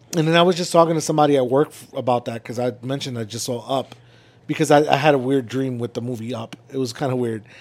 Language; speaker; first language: English; early bilingual, other home language; Spanish